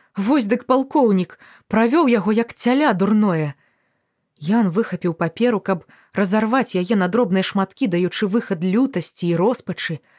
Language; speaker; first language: Belarusian; native; Belarusian